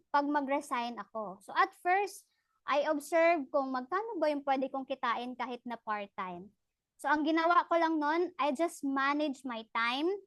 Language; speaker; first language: Filipino; non-native, local second language; Cebuano